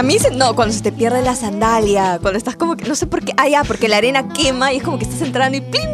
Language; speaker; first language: Spanish; native; Spanish